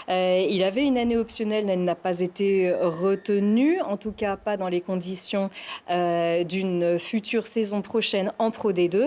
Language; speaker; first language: French; native; French